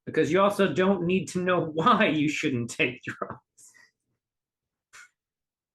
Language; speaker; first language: English; native; English